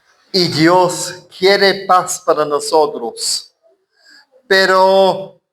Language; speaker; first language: Spanish; non-native, fluent; English